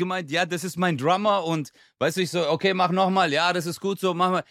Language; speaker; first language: German; early bilingual, other home language; Turkish